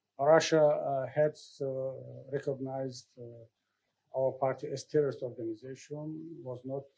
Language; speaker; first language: English; non-native, learner; Tajik